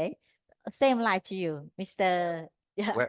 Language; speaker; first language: English; non-native, learner; Thai